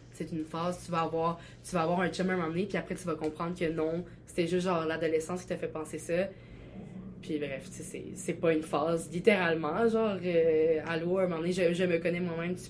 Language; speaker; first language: French; early bilingual, other home language; Albanian